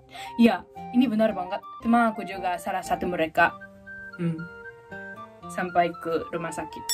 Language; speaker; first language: Indonesian; non-native, fluent; Japanese